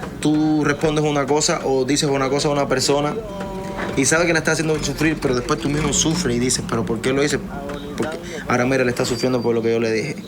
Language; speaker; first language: Spanish; native; Spanish